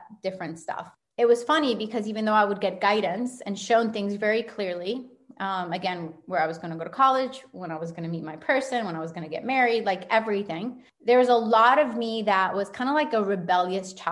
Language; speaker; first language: English; early bilingual, other home language; Spanish